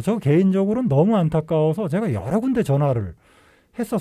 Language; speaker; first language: Korean; native; Korean